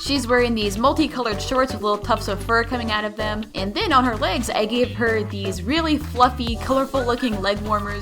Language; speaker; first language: English; native; English